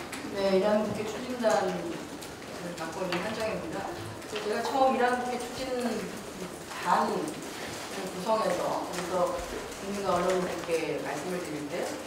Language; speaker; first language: Korean; native; Korean